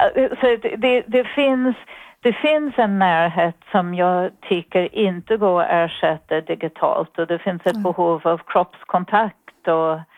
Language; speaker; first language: Swedish; non-native, fluent; English